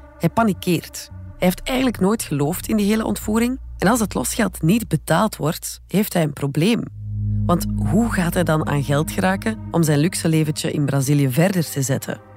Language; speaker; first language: Dutch; native; Dutch